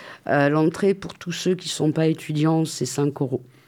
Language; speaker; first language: French; native; French